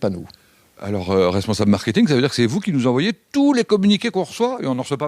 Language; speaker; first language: French; native; French